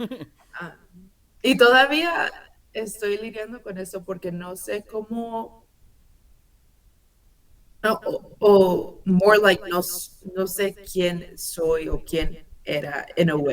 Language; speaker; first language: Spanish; early bilingual, heritage; English